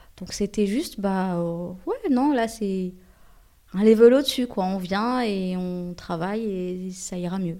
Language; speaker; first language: French; early bilingual, other home language; Arabic